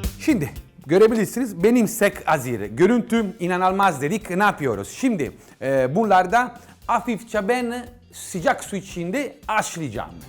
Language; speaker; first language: Turkish; non-native, fluent; Italian